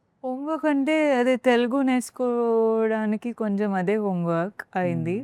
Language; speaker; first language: Telugu; non-native, learner; Kannada